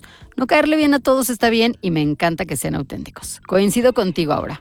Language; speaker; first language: Spanish; native; Spanish